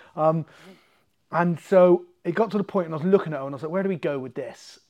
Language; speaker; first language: English; native; English